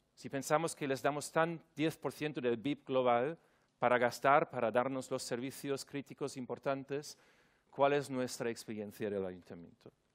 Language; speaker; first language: Spanish; non-native, fluent; German